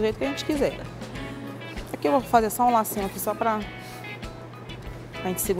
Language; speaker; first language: Portuguese; native; Portuguese